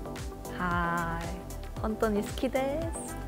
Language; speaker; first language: Japanese; non-native, fluent; Korean